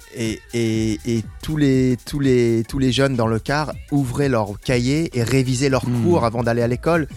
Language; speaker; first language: French; non-native, fluent; English